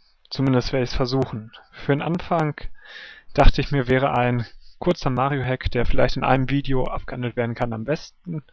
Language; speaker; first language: German; native; German